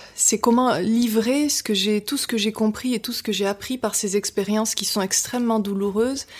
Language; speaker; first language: French; native; French